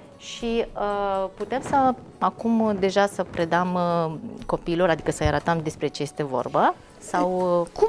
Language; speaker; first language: Romanian; non-native, fluent; Mongolian